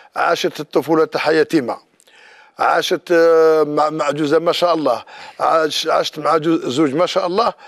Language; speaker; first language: Arabic; native; Arabic